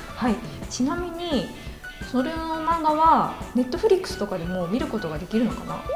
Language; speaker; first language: Japanese; native; Japanese